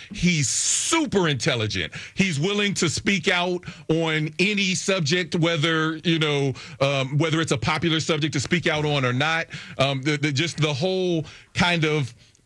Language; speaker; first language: English; native; English